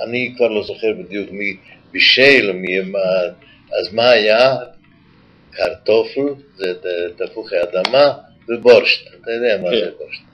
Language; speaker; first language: Hebrew; non-native, fluent; Yiddish